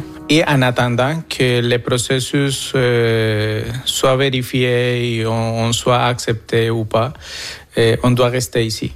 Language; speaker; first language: French; non-native, fluent; Spanish